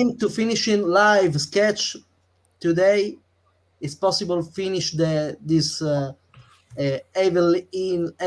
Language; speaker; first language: English; non-native, learner; Italian